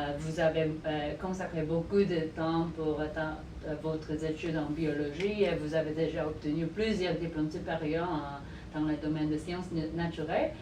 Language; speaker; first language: French; non-native, learner; Korean